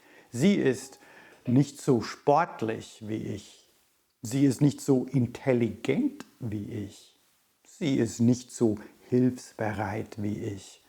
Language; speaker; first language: German; non-native, fluent; English